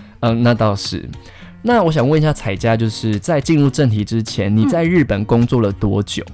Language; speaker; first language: Chinese; native; Chinese